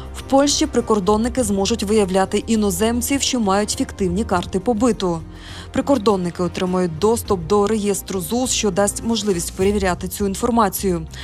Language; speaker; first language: Ukrainian; native; Ukrainian